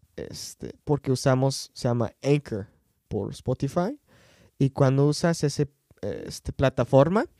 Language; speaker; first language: Spanish; non-native, fluent; English